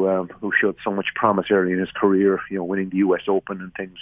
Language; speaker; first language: English; native; English